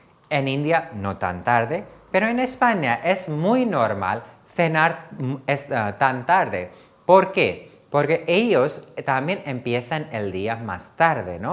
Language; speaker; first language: Spanish; non-native, fluent; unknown